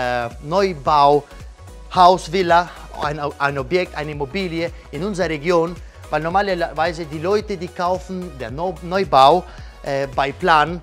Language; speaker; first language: German; non-native, learner; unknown